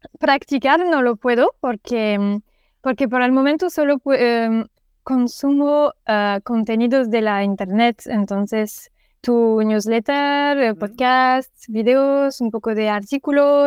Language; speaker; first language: Spanish; non-native, learner; French